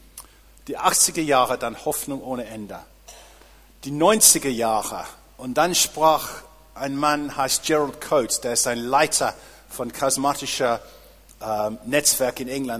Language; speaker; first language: German; non-native, fluent; English